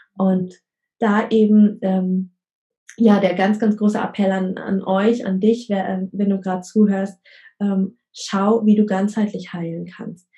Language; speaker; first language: German; early bilingual, other home language; Vietnamese